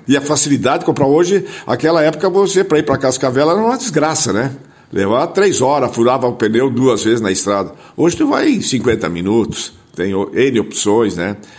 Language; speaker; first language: Portuguese; non-native, local second language; German